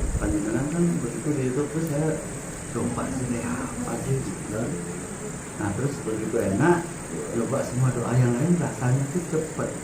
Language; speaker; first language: Indonesian; non-native, local second language; Javanese